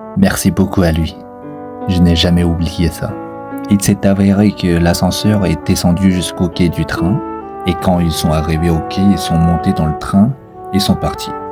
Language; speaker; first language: French; non-native, fluent; Chinese